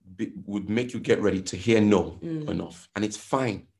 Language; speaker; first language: English; non-native, local second language; Yoruba